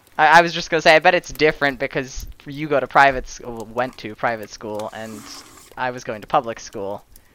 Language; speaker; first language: English; native; English